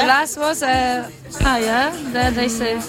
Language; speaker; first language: English; non-native, learner; German